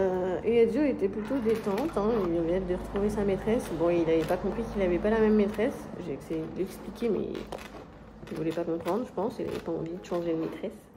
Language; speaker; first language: French; native; French